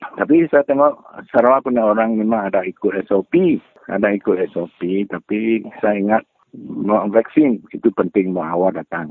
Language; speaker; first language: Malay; non-native, local second language; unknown